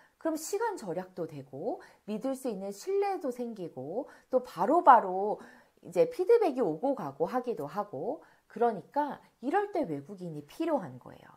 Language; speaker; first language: Korean; native; Korean